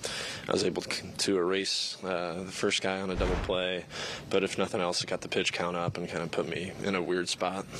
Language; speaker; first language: English; native; English